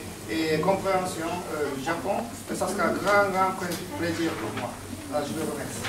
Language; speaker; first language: French; non-native, fluent; Japanese